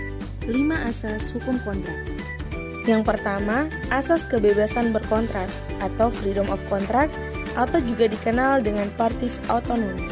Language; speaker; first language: Indonesian; native; Indonesian